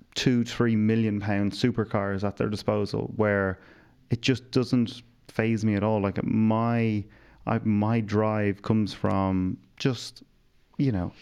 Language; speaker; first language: English; native; English